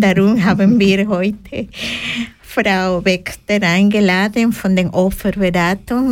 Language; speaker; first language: German; non-native, learner; Spanish